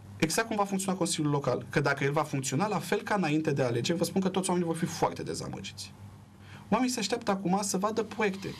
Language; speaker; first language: Romanian; native; Romanian